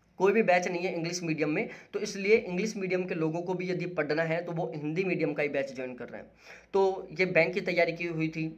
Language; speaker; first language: Hindi; native; Hindi